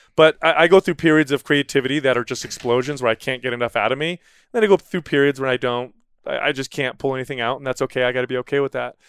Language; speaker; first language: English; native; English